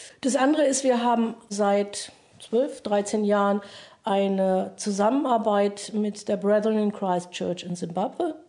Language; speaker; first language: German; native; German